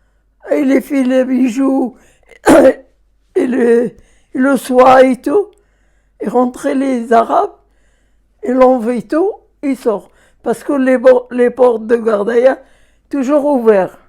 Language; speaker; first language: French; non-native, learner; Arabic